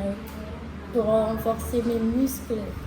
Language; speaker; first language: French; non-native, learner; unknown